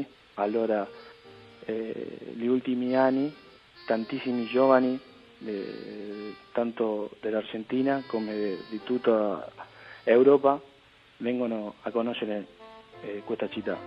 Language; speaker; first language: Italian; early bilingual, heritage; Spanish